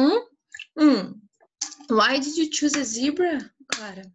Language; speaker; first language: English; non-native, fluent; Portuguese